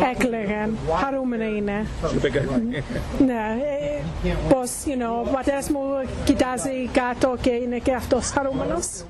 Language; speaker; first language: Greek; early bilingual, heritage; English